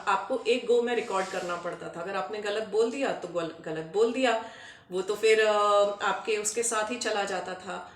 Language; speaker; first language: Hindi; native; Hindi